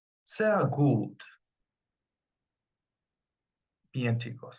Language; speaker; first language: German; non-native, fluent; Spanish